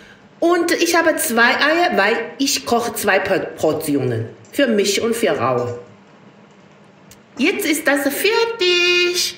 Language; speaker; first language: German; non-native, learner; Chinese